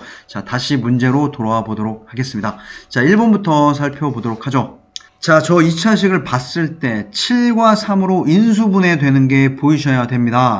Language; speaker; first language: Korean; native; Korean